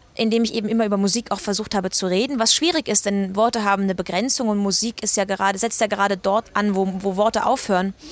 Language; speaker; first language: German; native; German